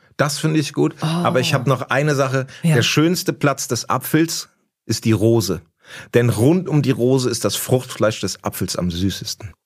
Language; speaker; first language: German; native; German